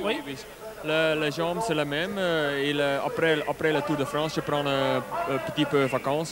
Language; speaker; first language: French; non-native, learner; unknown